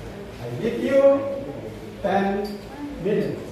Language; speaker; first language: English; non-native, fluent; Indonesian